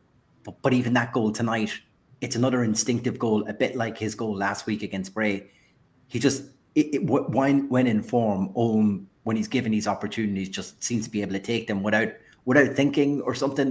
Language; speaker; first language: English; native; English